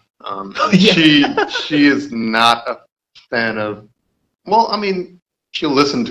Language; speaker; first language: English; native; English